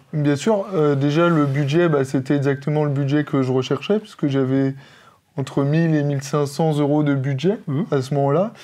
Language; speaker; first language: French; native; French